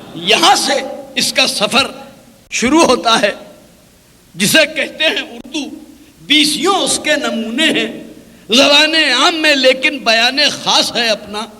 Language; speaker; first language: Urdu; native; Urdu